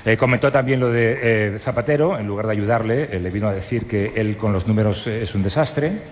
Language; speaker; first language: Spanish; native; Spanish